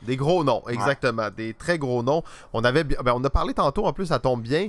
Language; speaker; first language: French; native; French